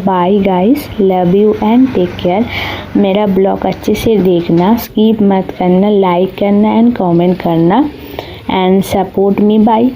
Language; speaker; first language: Hindi; non-native, local second language; Bangla